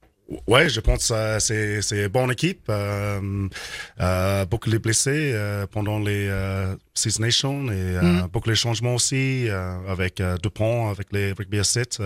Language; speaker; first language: French; non-native, learner; English